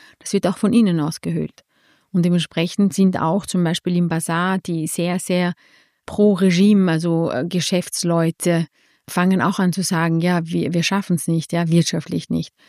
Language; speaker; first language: German; early bilingual, other home language; Armenian